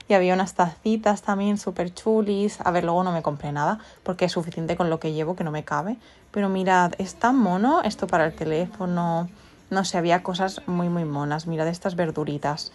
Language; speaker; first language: Spanish; native; Spanish